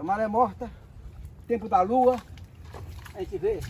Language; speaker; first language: Portuguese; native; Portuguese